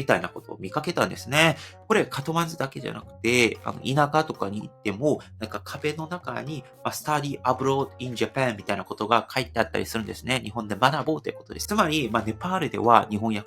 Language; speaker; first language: Japanese; non-native, fluent; Korean